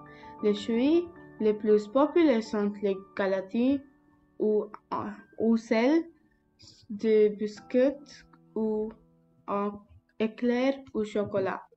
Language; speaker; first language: French; non-native, learner; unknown